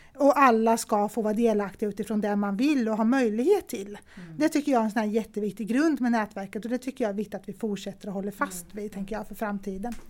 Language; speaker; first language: Swedish; native; Swedish